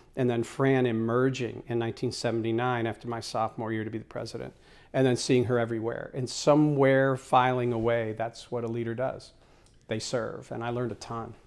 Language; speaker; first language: English; native; English